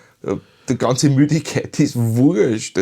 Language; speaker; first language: German; native; German